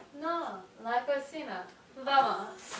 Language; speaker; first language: Spanish; non-native, learner; English